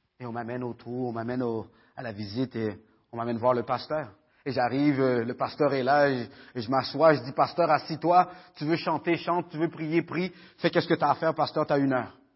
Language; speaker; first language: French; early bilingual, other home language; Haitian Creole